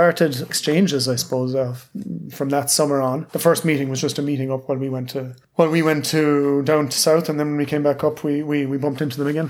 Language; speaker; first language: English; native; English